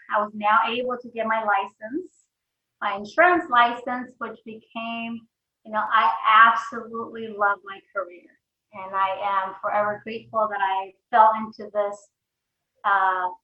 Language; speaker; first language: English; early bilingual, other home language; Spanish